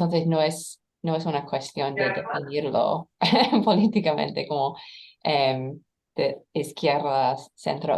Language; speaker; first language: Spanish; non-native, fluent; English